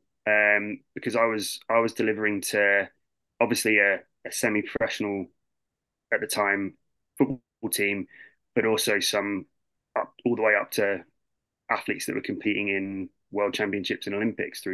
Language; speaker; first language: English; native; English